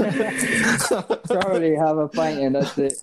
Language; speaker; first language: English; non-native, fluent; Portuguese